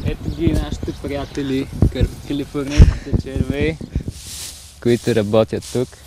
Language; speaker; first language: Bulgarian; native; Bulgarian